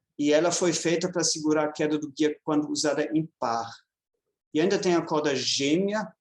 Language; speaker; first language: Portuguese; non-native, fluent; German